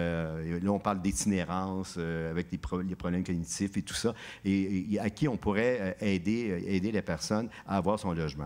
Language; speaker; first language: French; native; French